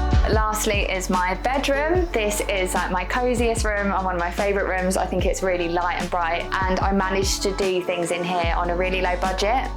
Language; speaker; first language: English; native; English